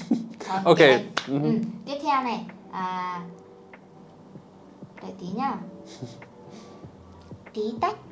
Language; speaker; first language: Vietnamese; native; Vietnamese